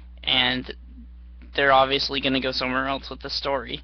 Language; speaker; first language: English; native; English